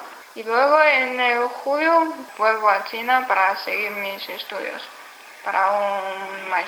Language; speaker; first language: Spanish; non-native, learner; Chinese